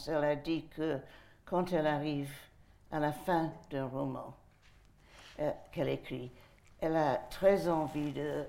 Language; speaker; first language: French; non-native, fluent; English